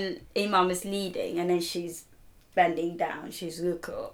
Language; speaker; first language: English; non-native, local second language; Malay